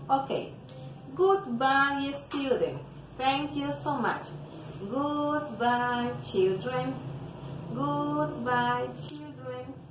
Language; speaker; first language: English; non-native, fluent; Spanish